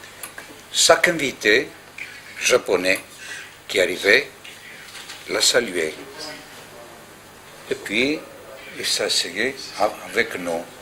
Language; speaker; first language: French; non-native, fluent; Greek